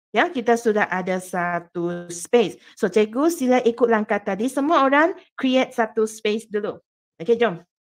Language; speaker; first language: Malay; non-native, local second language; Chinese